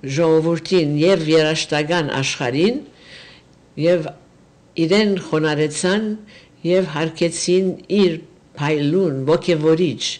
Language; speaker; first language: Armenian; early bilingual, heritage; Armenian